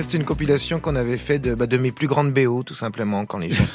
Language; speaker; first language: French; native; French